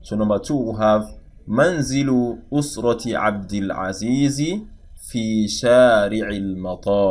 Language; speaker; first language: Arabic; non-native, fluent; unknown